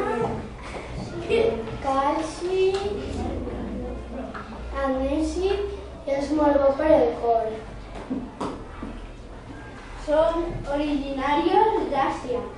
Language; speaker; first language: Catalan; non-native, local second language; Spanish